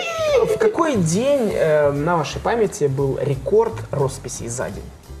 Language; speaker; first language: Russian; native; Russian